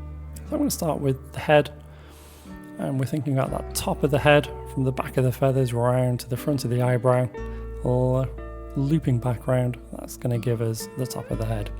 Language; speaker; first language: English; native; English